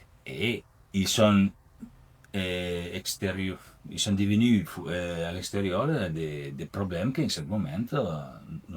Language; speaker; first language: French; non-native, learner; Italian